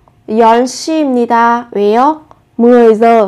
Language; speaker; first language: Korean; non-native, fluent; Vietnamese